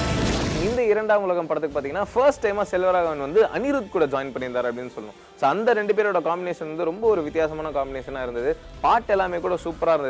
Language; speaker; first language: Tamil; native; Tamil